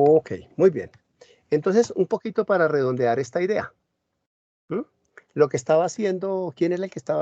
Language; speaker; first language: Spanish; native; Spanish